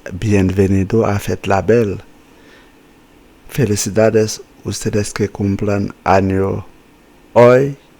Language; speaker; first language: Spanish; non-native, fluent; Haitian Creole